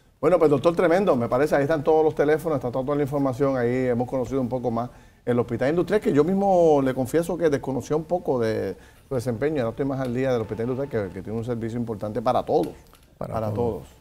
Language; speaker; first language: Spanish; native; Spanish